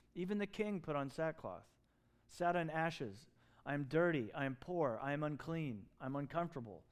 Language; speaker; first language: English; native; English